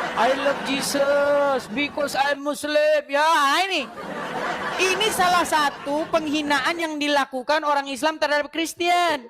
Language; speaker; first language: Indonesian; native; Indonesian